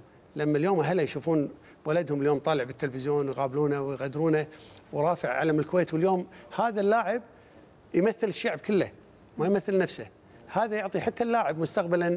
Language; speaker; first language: Arabic; native; Arabic